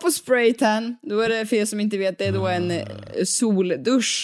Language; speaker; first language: Swedish; native; Swedish